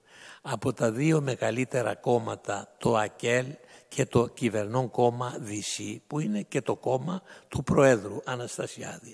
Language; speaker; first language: Greek; native; Greek